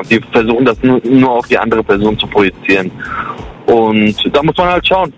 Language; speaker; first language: German; early bilingual, other home language; Kurdish